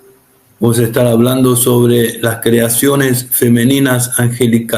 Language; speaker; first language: Spanish; non-native, fluent; Portuguese